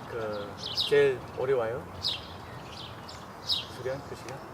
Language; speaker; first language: Korean; non-native, learner; English